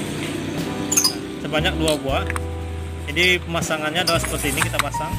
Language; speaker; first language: Indonesian; native; Indonesian